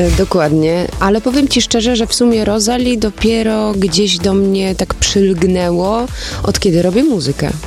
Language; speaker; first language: Polish; early bilingual, heritage; Polish